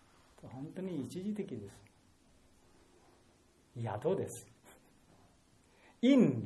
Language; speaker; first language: Japanese; non-native, learner; Bangla